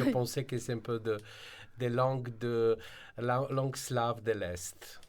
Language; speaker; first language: French; non-native, fluent; Slovenian